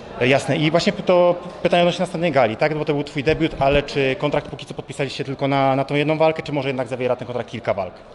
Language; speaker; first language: Polish; native; Polish